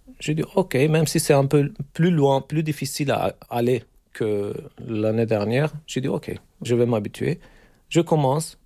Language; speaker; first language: French; non-native, fluent; Turkish